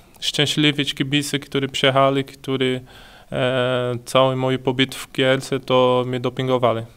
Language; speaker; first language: Polish; non-native, learner; Portuguese